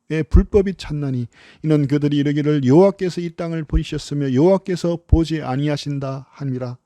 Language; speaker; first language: Korean; native; Korean